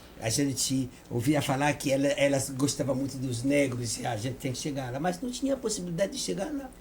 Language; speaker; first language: Portuguese; non-native, fluent; Lingala